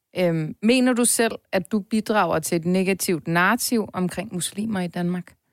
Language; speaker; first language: Danish; early bilingual, other home language; Turkish